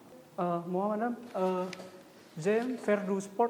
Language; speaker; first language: French; non-native, learner; Indonesian